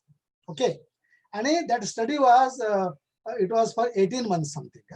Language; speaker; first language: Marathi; non-native, local second language; Kannada